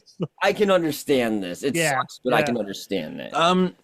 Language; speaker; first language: English; native; English